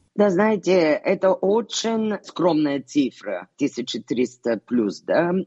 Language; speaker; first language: Russian; non-native, fluent; Bulgarian